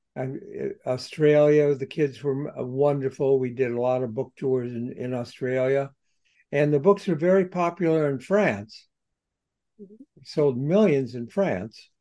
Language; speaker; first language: English; native; English